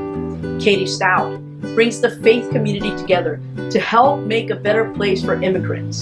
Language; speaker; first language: English; non-native, local second language; Spanish